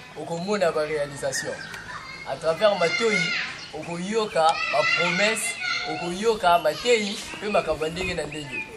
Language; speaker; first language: Lingala; native; Lingala